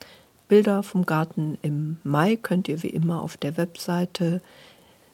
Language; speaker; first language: German; native; German